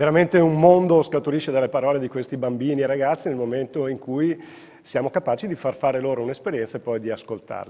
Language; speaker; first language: Italian; native; Italian